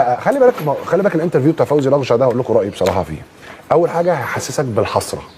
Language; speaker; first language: Arabic; native; Arabic